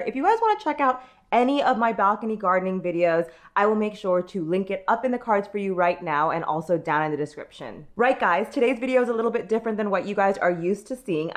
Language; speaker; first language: English; native; English